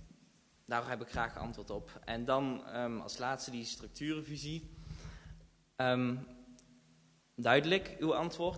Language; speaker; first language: Dutch; native; Dutch